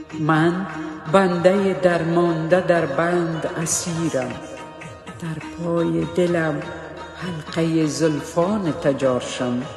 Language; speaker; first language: Persian; native; Persian